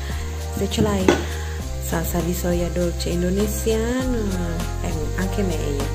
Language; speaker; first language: Italian; non-native, learner; Indonesian